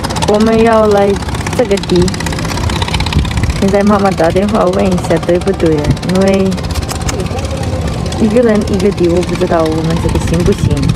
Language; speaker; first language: Chinese; non-native, learner; Ukrainian